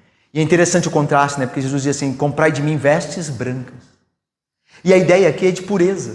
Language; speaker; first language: Portuguese; native; Portuguese